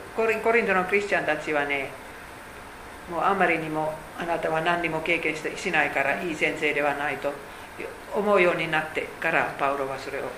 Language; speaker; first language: Japanese; non-native, fluent; Finnish